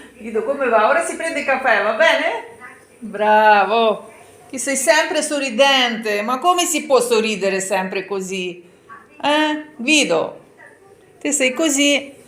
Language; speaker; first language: Italian; non-native, learner; Ukrainian